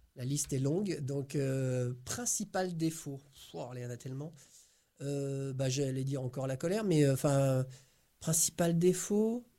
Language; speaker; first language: French; native; French